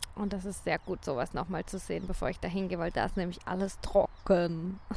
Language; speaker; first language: German; native; German